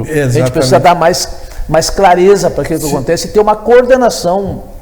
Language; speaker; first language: Portuguese; native; Portuguese